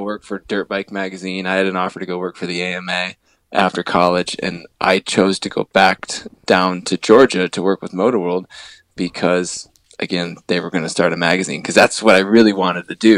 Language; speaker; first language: English; native; English